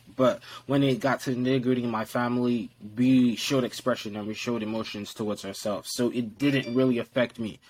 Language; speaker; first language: English; non-native, local second language; Yoruba